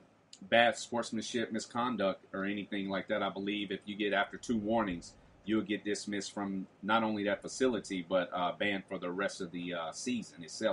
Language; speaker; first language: English; native; English